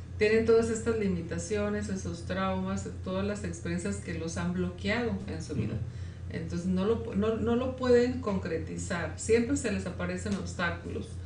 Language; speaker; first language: Spanish; native; Spanish